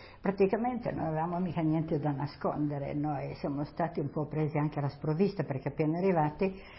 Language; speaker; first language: Italian; native; Italian